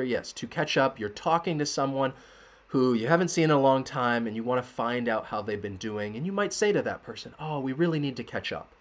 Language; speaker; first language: English; native; English